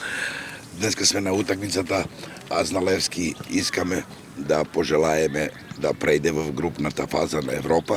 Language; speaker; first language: Bulgarian; non-native, learner; Serbian